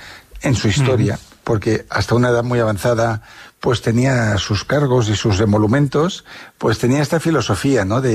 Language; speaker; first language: Spanish; native; Spanish